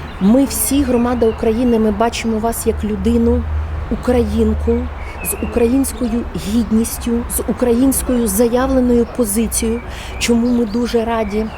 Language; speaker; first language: Ukrainian; native; Ukrainian